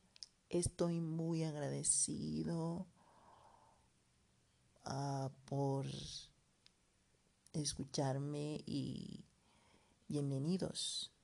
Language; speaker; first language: Spanish; non-native, learner; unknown